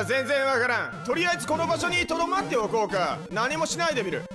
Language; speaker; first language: Japanese; native; Japanese